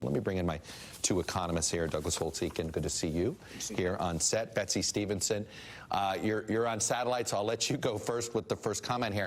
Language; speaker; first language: English; native; English